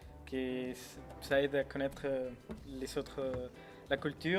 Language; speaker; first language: French; non-native, learner; Spanish